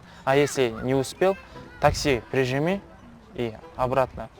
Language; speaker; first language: Russian; non-native, local second language; Kazakh